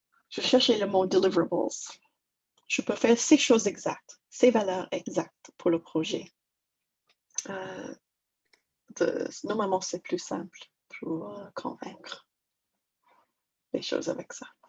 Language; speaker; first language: French; non-native, fluent; English